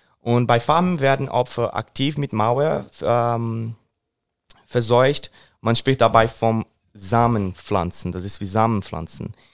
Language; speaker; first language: German; non-native, fluent; Portuguese